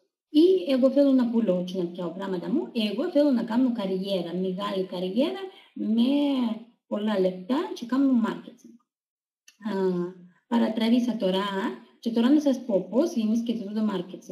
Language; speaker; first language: Greek; non-native, learner; Russian